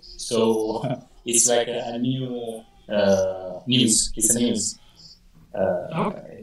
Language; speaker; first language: English; non-native, fluent; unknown